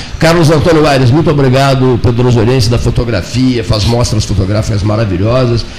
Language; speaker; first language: Portuguese; native; Portuguese